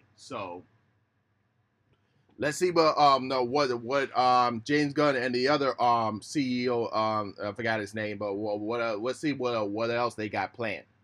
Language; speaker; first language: English; native; English